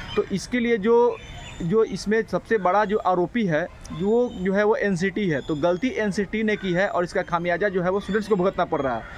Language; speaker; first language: Hindi; native; Hindi